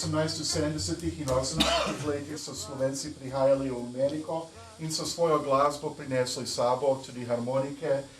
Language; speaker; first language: Slovenian; early bilingual, heritage; English